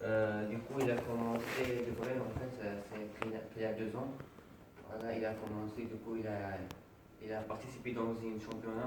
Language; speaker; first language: French; non-native, fluent; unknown